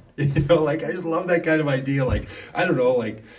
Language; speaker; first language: English; native; English